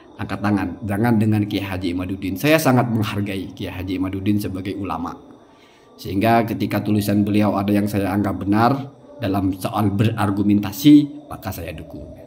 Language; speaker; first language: Indonesian; non-native, local second language; Madurese